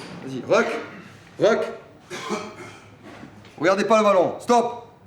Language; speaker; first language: French; native; French